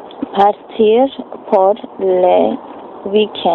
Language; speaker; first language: French; non-native, learner; English